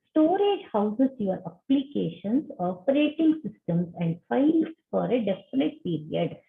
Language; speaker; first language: English; non-native, local second language; Kannada